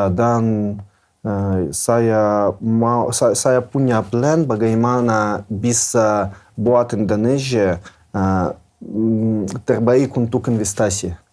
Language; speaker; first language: Indonesian; non-native, learner; Russian